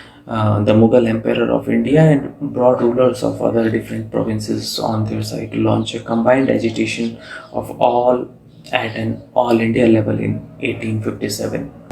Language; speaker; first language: English; non-native, local second language; Hindi